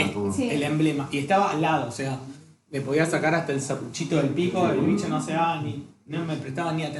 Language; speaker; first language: Spanish; native; Spanish